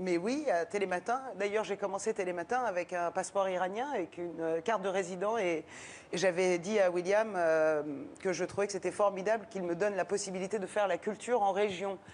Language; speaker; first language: French; early bilingual, other home language; Persian